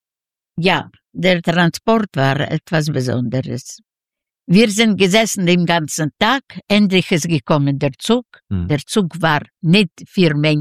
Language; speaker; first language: German; non-native, learner; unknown